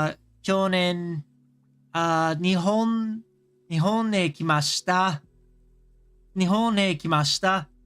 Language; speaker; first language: Japanese; non-native, learner; English